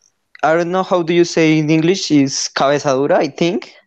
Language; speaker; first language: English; non-native, learner; Spanish